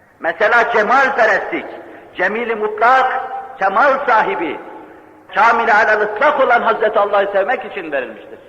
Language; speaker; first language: Turkish; native; Turkish